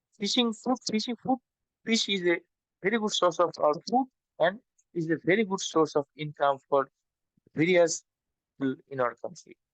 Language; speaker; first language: English; non-native, local second language; Bangla